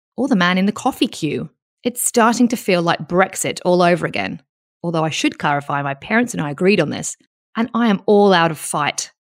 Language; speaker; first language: English; native; English